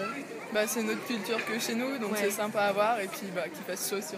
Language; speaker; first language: French; native; French